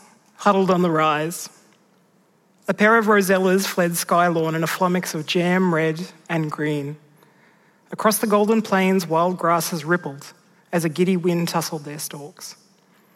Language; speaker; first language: English; native; English